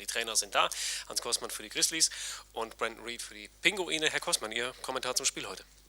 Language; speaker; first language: German; native; German